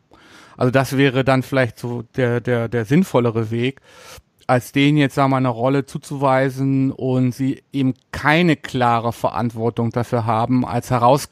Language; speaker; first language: German; native; German